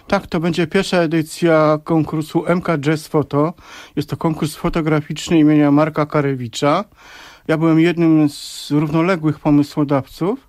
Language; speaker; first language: Polish; native; Polish